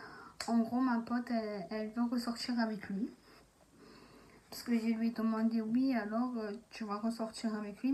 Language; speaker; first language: French; native; French